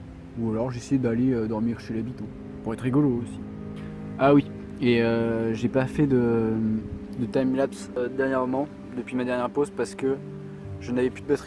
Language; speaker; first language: French; native; French